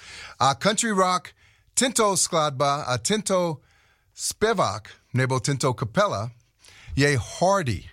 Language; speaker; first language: Czech; non-native, learner; English